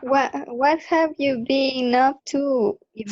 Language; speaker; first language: English; non-native, learner; Spanish